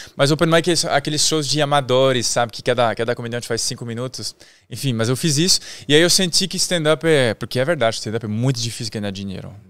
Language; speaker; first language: Portuguese; non-native, fluent; French